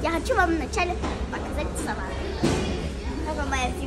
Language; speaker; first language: Russian; early bilingual, heritage; Russian